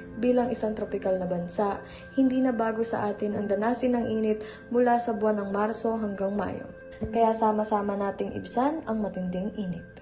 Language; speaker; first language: Filipino; native; Filipino